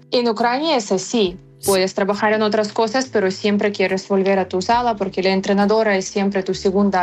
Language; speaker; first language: Spanish; non-native, fluent; Ukrainian